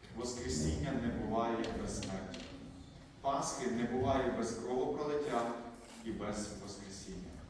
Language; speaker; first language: Ukrainian; native; Ukrainian